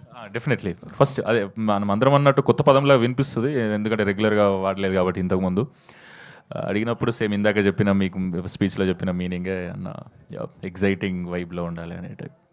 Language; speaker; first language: Telugu; native; Telugu